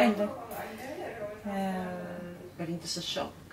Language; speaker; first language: Swedish; non-native, learner; Spanish